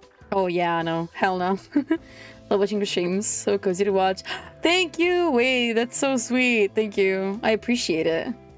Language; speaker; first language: English; non-native, fluent; Italian